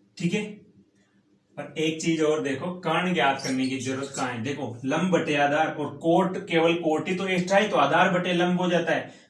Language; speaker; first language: Hindi; native; Hindi